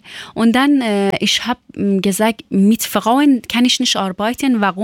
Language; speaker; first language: German; non-native, learner; Persian